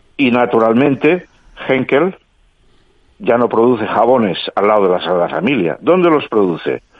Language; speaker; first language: Spanish; non-native, local second language; Catalan